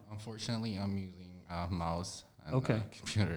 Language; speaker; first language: English; non-native, fluent; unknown